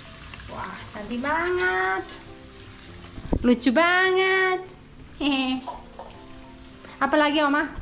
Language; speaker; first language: Indonesian; non-native, learner; Serbian